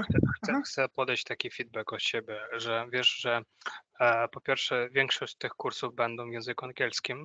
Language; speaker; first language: Polish; non-native, fluent; Ukrainian